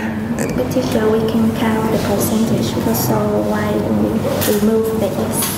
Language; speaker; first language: English; non-native, learner; Vietnamese